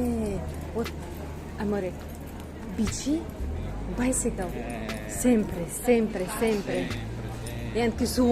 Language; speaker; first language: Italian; non-native, learner; Russian